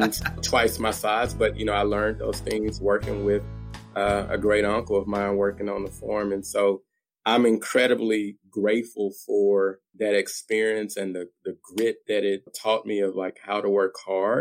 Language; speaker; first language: English; native; English